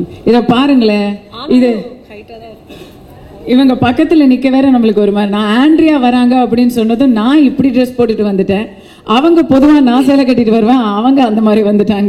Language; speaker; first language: Tamil; native; Tamil